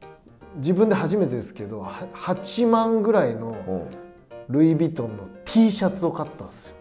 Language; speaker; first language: Japanese; native; Japanese